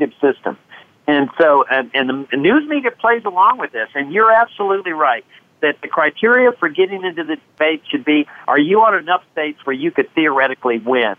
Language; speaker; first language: English; native; English